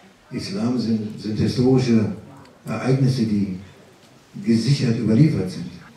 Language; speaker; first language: German; native; German